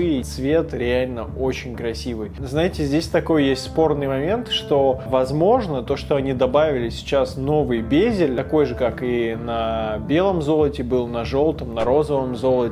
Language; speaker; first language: Russian; native; Russian